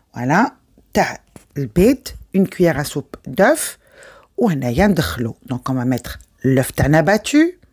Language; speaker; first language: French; non-native, local second language; Arabic